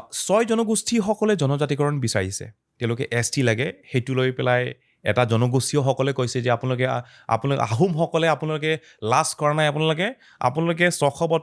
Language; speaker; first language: Assamese; non-native, local second language; Karbi